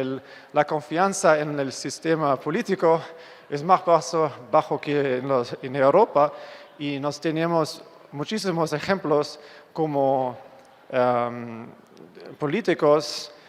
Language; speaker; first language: Spanish; non-native, fluent; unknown